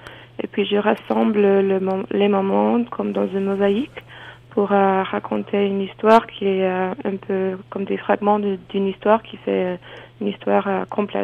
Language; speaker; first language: French; non-native, fluent; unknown